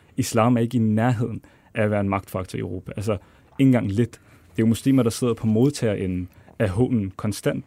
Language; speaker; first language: Danish; early bilingual, other home language; Arabic